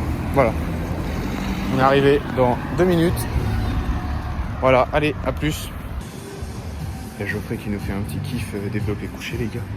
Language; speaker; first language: French; native; French